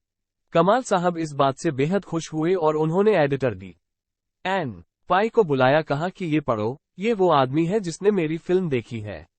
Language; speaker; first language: Hindi; native; Hindi